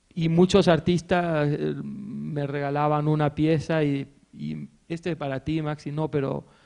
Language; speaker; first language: Spanish; native; Spanish